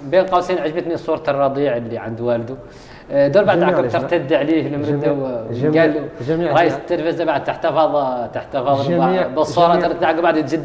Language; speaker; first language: Arabic; native; Arabic